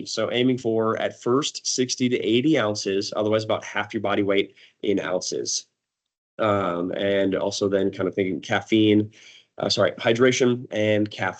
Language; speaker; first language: English; native; English